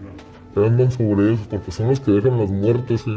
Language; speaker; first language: Spanish; native; Spanish